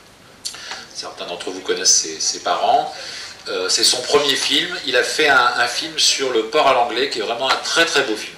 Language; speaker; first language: French; native; French